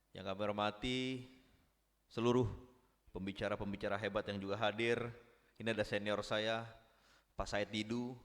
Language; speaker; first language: Indonesian; native; Indonesian